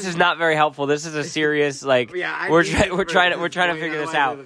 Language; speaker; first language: English; native; English